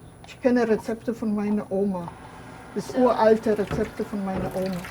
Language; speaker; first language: German; non-native, fluent; Polish